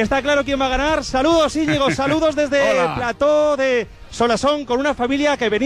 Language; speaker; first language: Spanish; native; Spanish